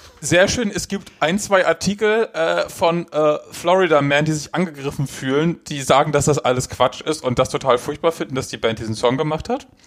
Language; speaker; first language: German; native; German